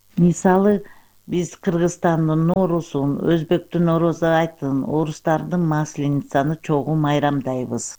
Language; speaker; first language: Kyrgyz; non-native, local second language; Uyghur